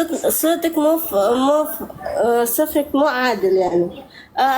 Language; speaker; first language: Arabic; non-native, learner; Indonesian